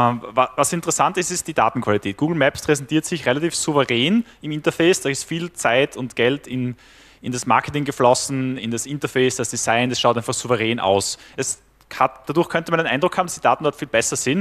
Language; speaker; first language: German; native; German